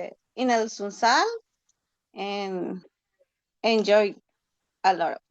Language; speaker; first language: English; non-native, learner; Spanish